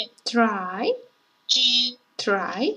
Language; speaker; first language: English; non-native, learner; Russian